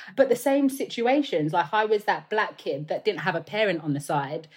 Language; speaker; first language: English; native; English